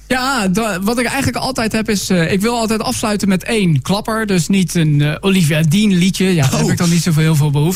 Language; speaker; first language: Dutch; native; Dutch